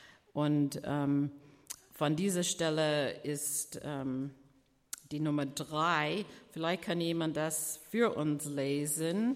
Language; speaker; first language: German; non-native, fluent; English